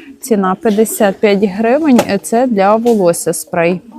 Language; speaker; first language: Ukrainian; native; Ukrainian